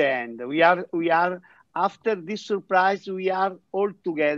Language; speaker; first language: English; non-native, fluent; Italian